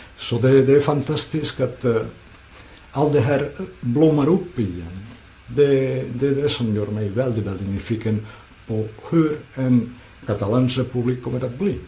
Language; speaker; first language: Swedish; non-native, fluent; Catalan